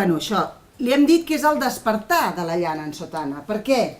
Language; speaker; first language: Catalan; non-native, local second language; Spanish